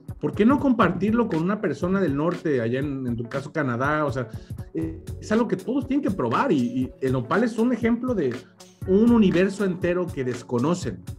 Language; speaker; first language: Spanish; native; Spanish